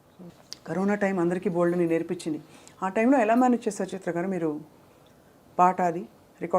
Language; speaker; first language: Telugu; native; Telugu